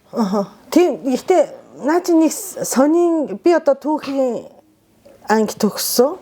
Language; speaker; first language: Mongolian; non-native, fluent; Japanese